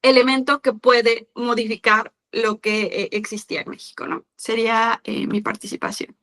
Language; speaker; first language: Spanish; native; Spanish